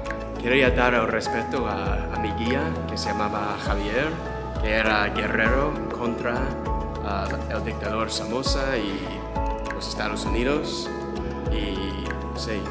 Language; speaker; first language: Spanish; non-native, fluent; English